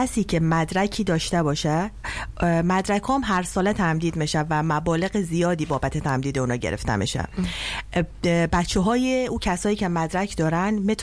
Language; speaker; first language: French; non-native, learner; Persian